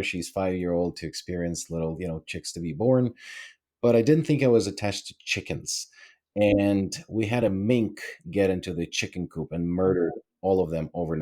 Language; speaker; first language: English; non-native, fluent; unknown